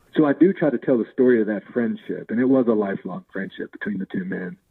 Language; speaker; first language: English; native; English